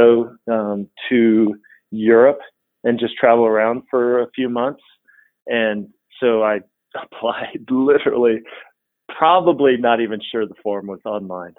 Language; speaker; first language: English; native; English